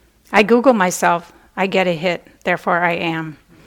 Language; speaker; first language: English; native; English